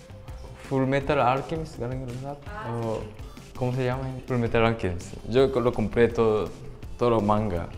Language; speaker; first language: Spanish; non-native, fluent; Japanese